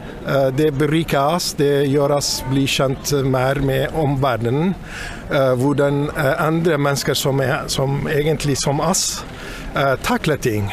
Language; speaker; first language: Norwegian; non-native, fluent; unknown